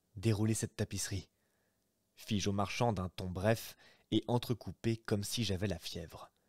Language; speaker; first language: French; native; French